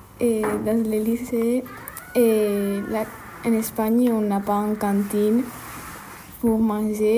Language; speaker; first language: French; non-native, learner; Spanish